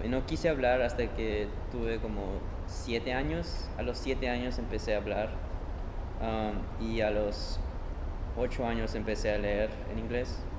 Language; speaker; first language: Spanish; early bilingual, heritage; Spanish